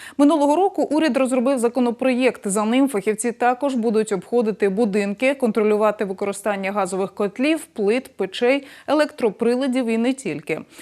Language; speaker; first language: Ukrainian; native; Ukrainian